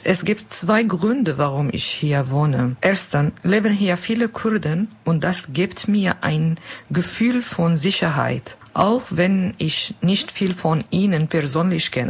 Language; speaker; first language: German; non-native, learner; Kurdish